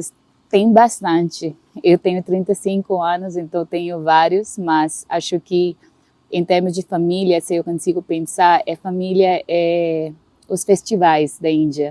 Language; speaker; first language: Portuguese; non-native, fluent; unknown